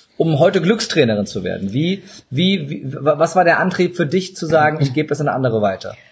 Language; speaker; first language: German; early bilingual, other home language; Turkish